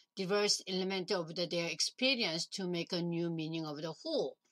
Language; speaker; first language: English; non-native, learner; Korean